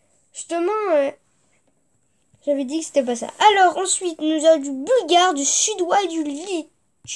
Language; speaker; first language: French; native; French